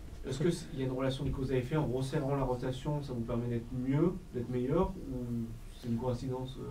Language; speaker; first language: French; native; French